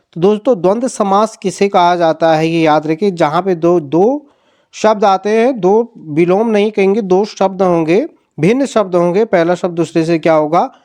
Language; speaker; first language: Hindi; native; Hindi